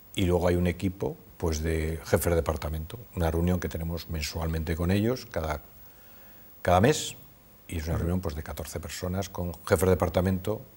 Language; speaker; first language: Spanish; native; Spanish